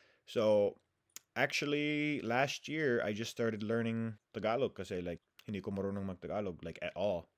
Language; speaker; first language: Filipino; non-native, learner; English